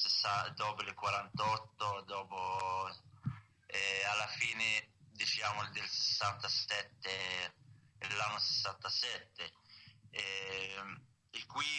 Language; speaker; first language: Italian; non-native, learner; Arabic